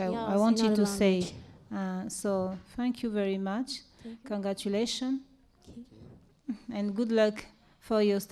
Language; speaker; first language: English; non-native, learner; French